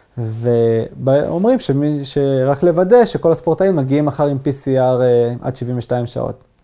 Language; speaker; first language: Hebrew; non-native, local second language; Arabic